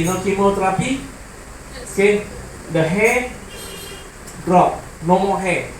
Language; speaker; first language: English; non-native, learner; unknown